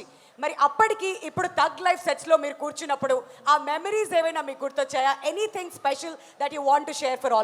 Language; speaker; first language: Telugu; native; Telugu